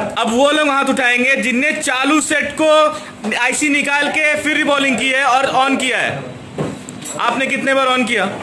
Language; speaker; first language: Hindi; native; Hindi